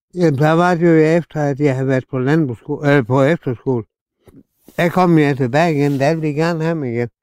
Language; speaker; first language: Danish; native; Danish